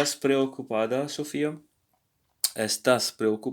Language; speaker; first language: Spanish; non-native, learner; English